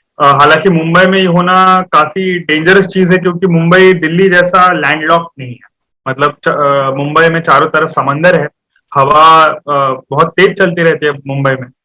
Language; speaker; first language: Hindi; non-native, local second language; Marathi